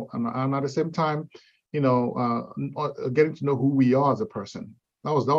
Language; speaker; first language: English; non-native, local second language; Igbo